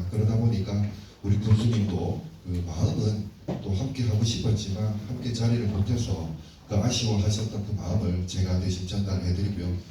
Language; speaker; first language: Korean; native; Korean